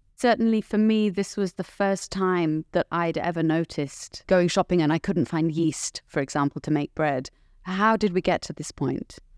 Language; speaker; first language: English; native; English